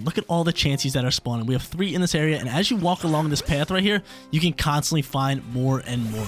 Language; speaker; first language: English; native; English